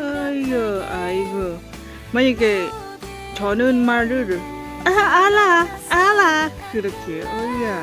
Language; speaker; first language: Korean; non-native, learner; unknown